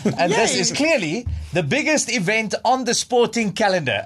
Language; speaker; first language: English; non-native, local second language; Afrikaans